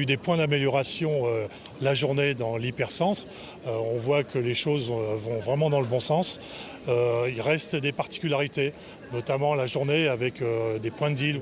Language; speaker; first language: French; native; French